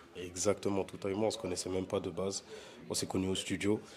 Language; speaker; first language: French; native; French